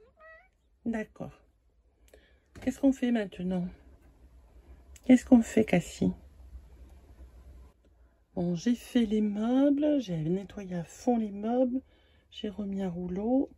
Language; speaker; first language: French; native; French